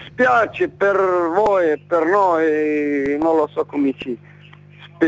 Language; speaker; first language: Italian; non-native, learner; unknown